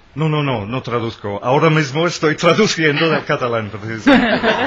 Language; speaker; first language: Spanish; non-native, fluent; English